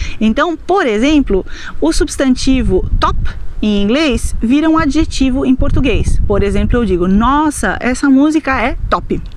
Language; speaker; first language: Portuguese; native; Portuguese